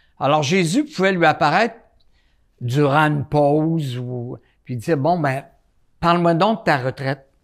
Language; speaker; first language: French; native; French